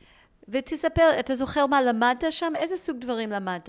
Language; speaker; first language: Hebrew; native; Hebrew